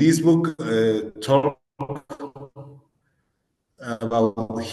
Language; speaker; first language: English; non-native, learner; Spanish